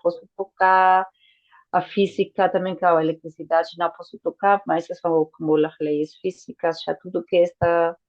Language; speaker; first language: Portuguese; non-native, fluent; Spanish